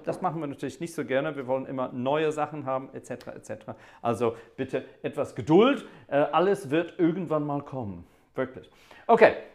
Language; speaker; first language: German; non-native, fluent; English